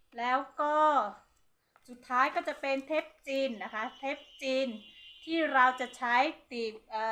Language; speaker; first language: Thai; non-native, local second language; Hmong